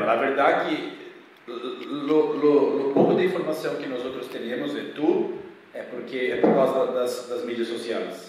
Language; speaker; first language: Spanish; non-native, fluent; Portuguese